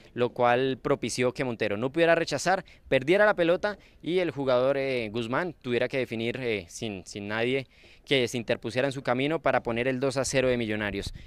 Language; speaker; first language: Spanish; native; Spanish